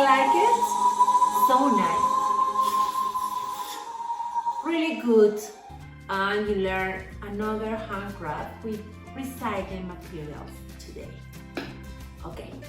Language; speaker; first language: English; non-native, learner; Spanish